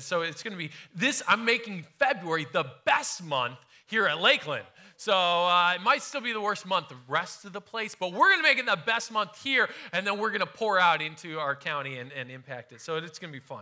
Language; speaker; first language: English; native; English